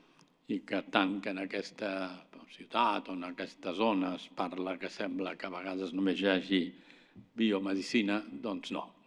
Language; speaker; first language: Catalan; native; Catalan